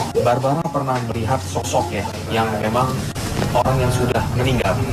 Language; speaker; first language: Indonesian; native; Indonesian